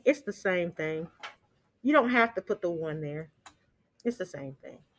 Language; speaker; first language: English; native; English